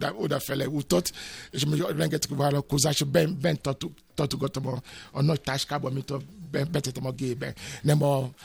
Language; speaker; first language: Hungarian; non-native, fluent; Yoruba